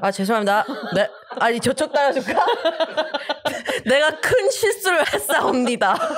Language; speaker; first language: Korean; early bilingual, heritage; Korean